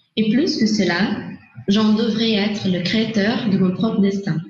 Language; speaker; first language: French; non-native, learner; Portuguese